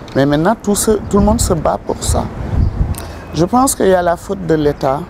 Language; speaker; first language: French; non-native, local second language; Wolof